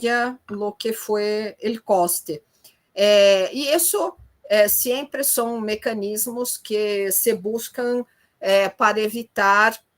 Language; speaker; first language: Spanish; non-native, fluent; Portuguese